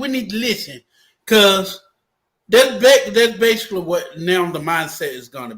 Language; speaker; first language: English; native; English